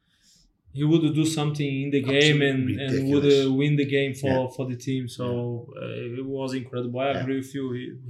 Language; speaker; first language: English; non-native, fluent; Portuguese